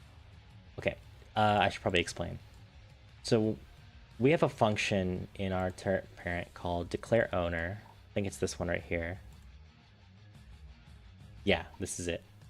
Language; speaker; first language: English; native; English